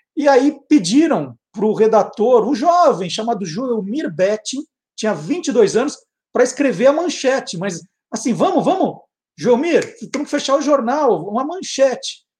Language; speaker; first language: Portuguese; native; Portuguese